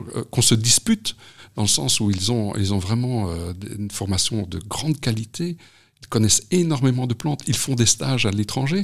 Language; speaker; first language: French; native; French